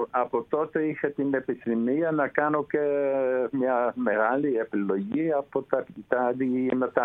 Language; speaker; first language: Greek; non-native, fluent; Dutch